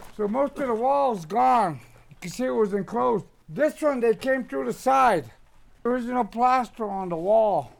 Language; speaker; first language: English; native; English